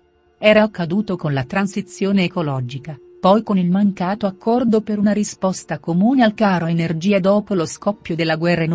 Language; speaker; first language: Italian; native; Italian